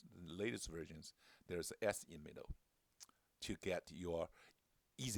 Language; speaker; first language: English; non-native, fluent; Chinese